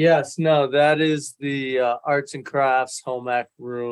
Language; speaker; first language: English; native; English